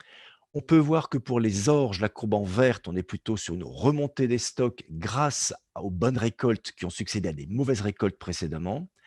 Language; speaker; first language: French; native; French